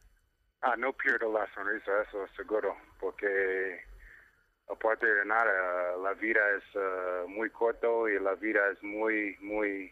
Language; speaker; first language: Spanish; non-native, learner; English